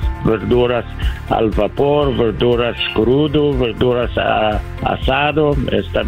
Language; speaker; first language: Spanish; non-native, learner; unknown